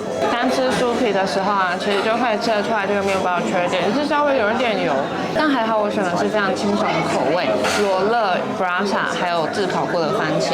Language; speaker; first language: Chinese; native; Chinese